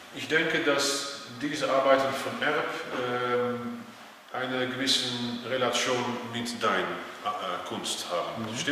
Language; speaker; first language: German; non-native, fluent; Dutch